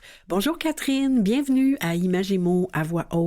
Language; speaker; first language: French; native; French